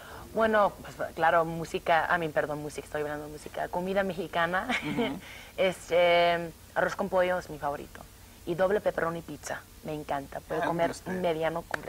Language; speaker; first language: Spanish; early bilingual, heritage; English